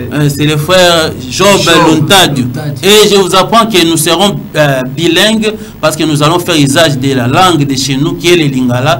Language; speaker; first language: French; non-native, local second language; Lingala